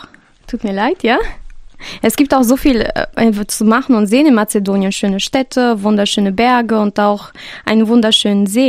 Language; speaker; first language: German; non-native, fluent; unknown